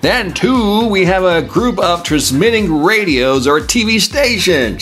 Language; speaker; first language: English; non-native, fluent; Italian